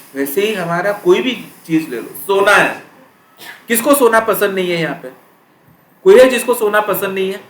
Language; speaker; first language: Hindi; non-native, local second language; Marathi